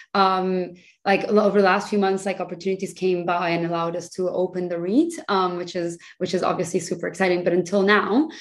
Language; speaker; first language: English; early bilingual, other home language; Spanish